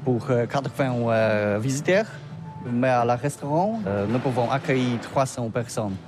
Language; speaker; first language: French; non-native, learner; Polish